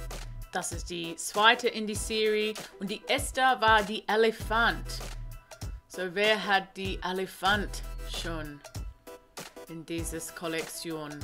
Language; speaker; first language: German; non-native, learner; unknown